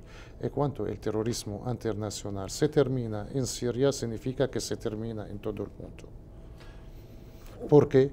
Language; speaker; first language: Spanish; non-native, learner; Arabic